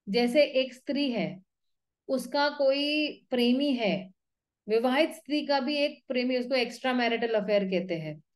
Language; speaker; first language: Hindi; native; Hindi